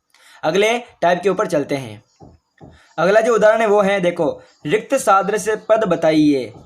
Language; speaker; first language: Hindi; native; Hindi